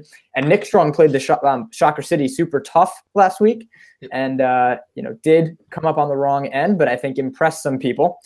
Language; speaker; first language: English; native; English